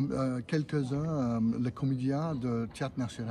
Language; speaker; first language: French; non-native, fluent; English